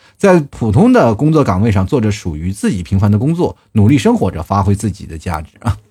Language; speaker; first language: Chinese; native; Chinese